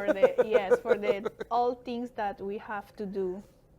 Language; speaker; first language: English; non-native, fluent; Spanish